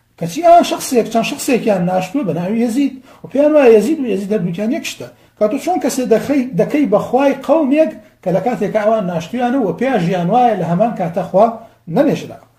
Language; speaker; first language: Central Kurdish; native; Central Kurdish